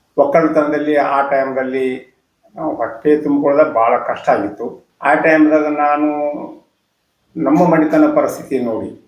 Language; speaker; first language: Kannada; native; Kannada